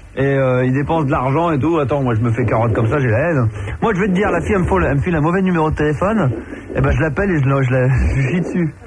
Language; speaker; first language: French; native; French